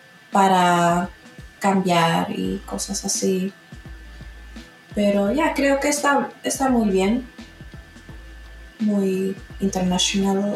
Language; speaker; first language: Spanish; early bilingual, heritage; Spanish